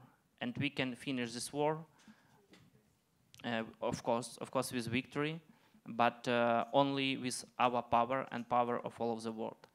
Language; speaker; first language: English; non-native, learner; Ukrainian